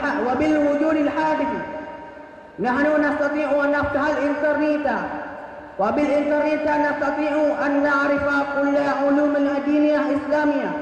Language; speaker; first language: Arabic; non-native, learner; Indonesian